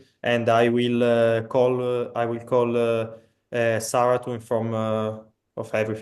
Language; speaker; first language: English; non-native, fluent; Italian